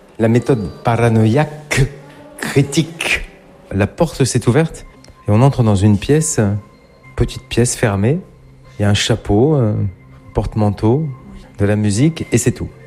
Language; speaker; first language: French; native; French